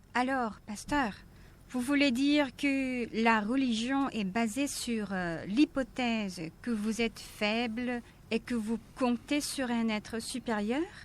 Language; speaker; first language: French; non-native, fluent; Korean